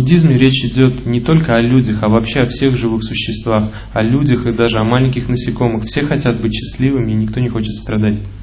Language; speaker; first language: Russian; native; Russian